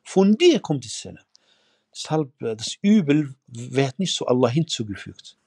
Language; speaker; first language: German; non-native, fluent; Arabic